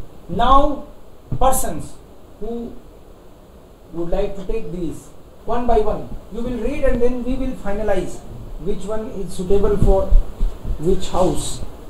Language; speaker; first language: English; non-native, local second language; Hindi